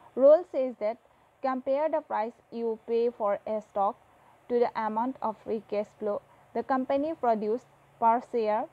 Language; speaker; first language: English; non-native, local second language; Assamese